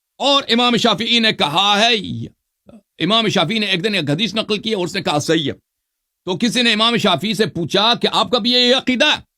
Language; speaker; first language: Urdu; non-native, fluent; Persian